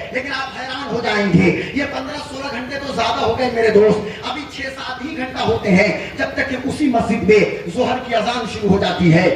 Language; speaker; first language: Urdu; native; Urdu